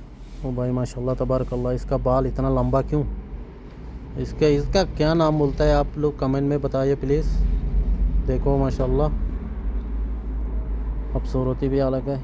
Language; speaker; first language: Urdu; non-native, fluent; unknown